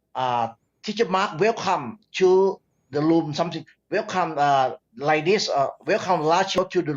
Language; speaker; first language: English; non-native, learner; Thai